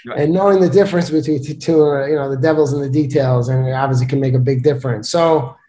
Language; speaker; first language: English; native; English